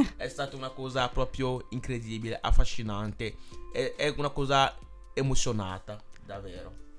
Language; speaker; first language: Italian; non-native, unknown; Ewe